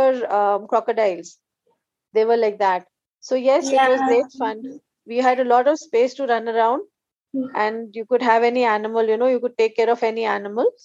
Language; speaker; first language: English; non-native, local second language; Hindi